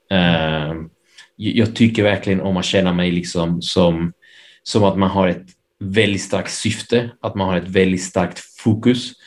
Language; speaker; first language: Swedish; early bilingual, other home language; Spanish